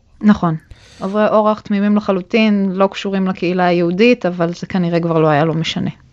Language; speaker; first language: Hebrew; native; Hebrew